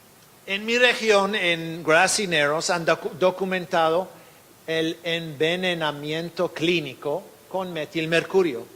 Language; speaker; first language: Spanish; non-native, fluent; English